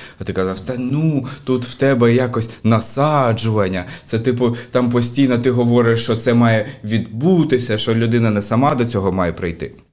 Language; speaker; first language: Ukrainian; non-native, local second language; Russian